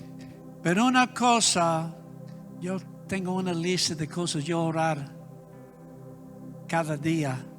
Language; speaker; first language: Spanish; non-native, learner; English